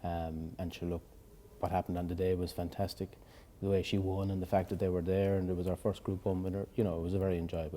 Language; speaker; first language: English; native; English